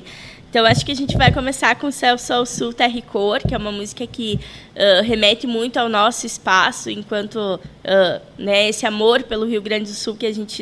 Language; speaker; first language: Portuguese; native; Portuguese